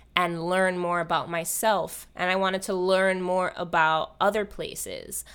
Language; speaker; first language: English; native; English